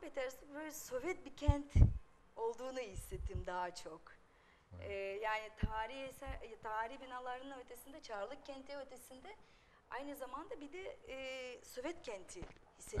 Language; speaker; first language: Turkish; non-native, fluent; Russian